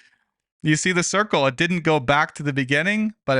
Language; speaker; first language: English; native; English